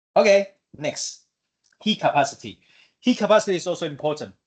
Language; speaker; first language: English; non-native, fluent; Chinese